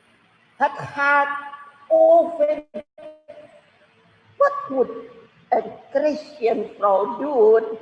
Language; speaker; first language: Dutch; non-native, fluent; Indonesian